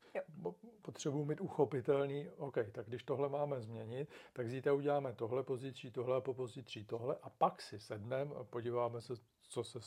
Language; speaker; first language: Czech; native; Czech